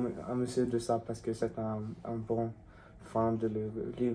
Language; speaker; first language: French; non-native, learner; Swedish